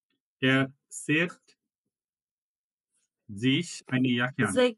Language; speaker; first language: German; non-native, fluent; Bangla